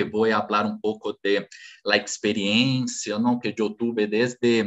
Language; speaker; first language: Spanish; non-native, fluent; Portuguese